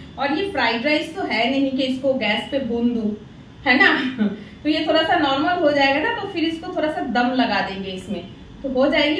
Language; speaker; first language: Hindi; native; Hindi